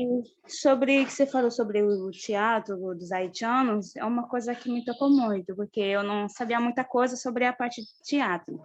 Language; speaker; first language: Portuguese; non-native, fluent; Haitian Creole